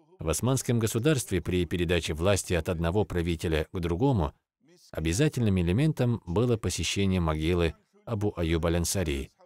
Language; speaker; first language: Russian; non-native, local second language; Avaric